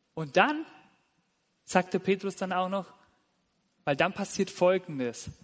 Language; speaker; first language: German; native; German